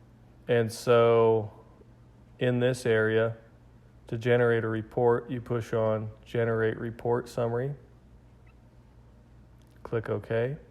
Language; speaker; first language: English; native; English